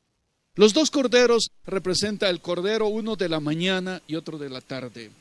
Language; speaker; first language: Spanish; native; Spanish